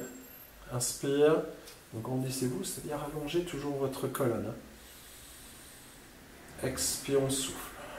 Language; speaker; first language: French; native; French